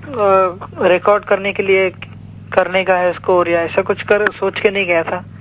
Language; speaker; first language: Hindi; non-native, local second language; Marathi